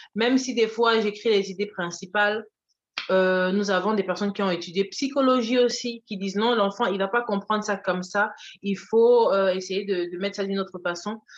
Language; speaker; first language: French; early bilingual, other home language; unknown